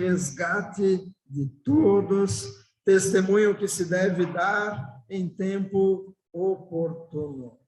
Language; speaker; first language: Portuguese; native; Portuguese